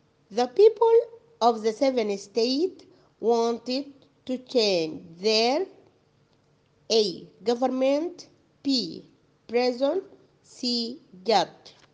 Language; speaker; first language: English; non-native, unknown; Arabic